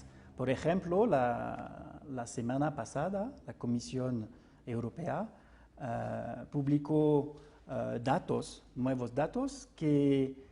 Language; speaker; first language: Spanish; non-native, fluent; French